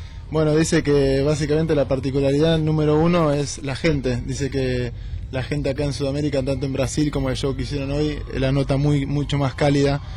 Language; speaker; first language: Spanish; native; Spanish